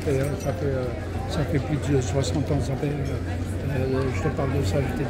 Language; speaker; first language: French; native; French